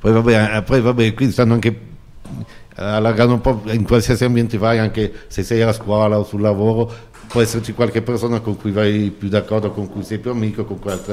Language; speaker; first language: Italian; native; Italian